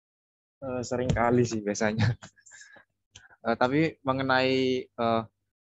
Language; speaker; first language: Indonesian; native; Indonesian